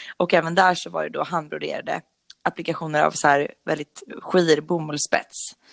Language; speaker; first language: Swedish; native; Swedish